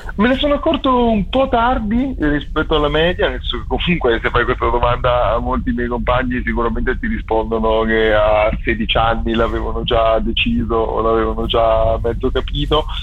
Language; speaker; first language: Italian; native; Italian